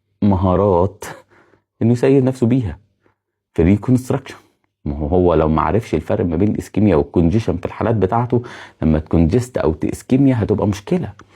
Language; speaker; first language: Arabic; native; Arabic